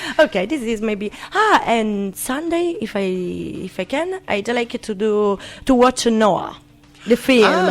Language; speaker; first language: English; non-native, learner; Italian